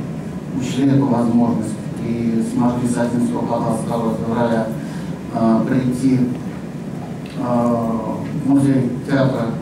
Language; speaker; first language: Russian; native; Russian